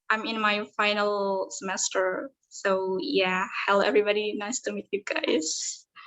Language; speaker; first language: English; non-native, fluent; Indonesian